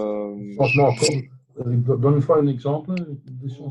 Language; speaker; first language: French; non-native, local second language; Dutch